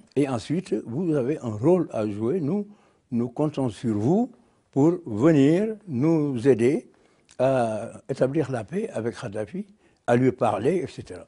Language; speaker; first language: French; non-native, local second language; Wolof